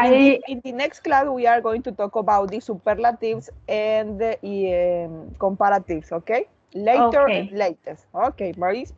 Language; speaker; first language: English; non-native, learner; Spanish